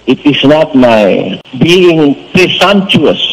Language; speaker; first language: English; non-native, local second language; Filipino